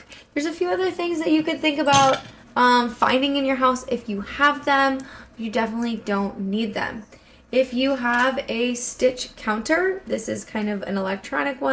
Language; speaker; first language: English; native; English